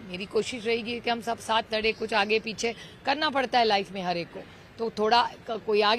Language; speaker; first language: Hindi; non-native, local second language; Marathi